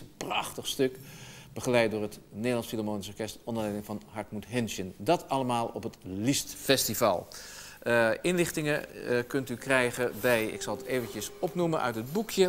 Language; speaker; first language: Dutch; native; Dutch